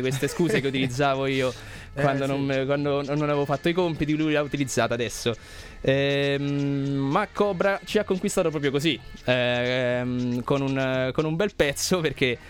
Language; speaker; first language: Italian; native; Italian